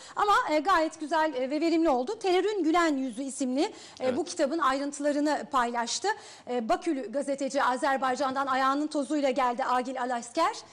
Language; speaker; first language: Turkish; native; Turkish